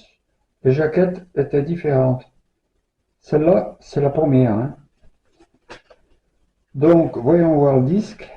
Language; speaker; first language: French; native; French